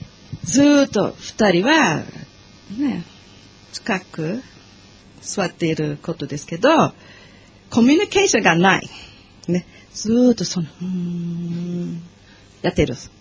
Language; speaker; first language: Japanese; non-native, learner; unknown